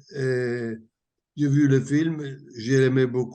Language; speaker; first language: French; non-native, learner; Italian